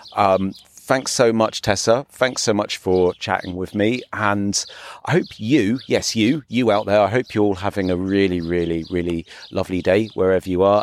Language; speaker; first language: English; native; English